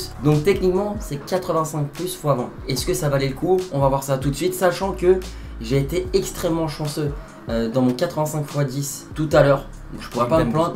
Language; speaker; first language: French; native; French